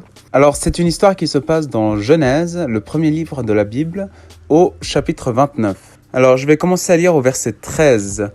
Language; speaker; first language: French; native; French